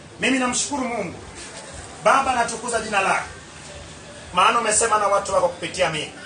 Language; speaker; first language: Swahili; non-native, local second language; Luo (Kenya and Tanzania)